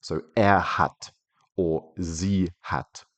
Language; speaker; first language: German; non-native, fluent; English